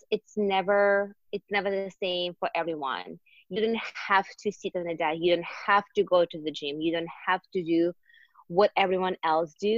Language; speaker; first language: English; non-native, fluent; Russian